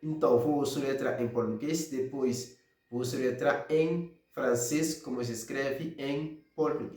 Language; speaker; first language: Portuguese; non-native, fluent; Haitian Creole